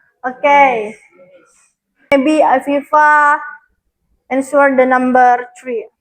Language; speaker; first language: English; non-native, learner; Indonesian